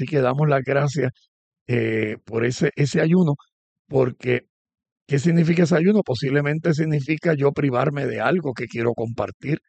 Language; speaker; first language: Spanish; native; Spanish